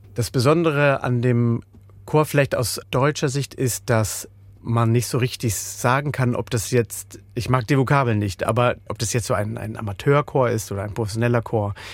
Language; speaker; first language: German; native; German